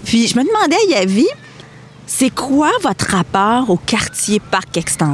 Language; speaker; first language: French; native; French